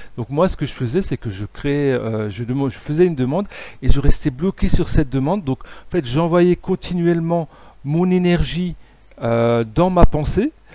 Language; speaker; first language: French; native; French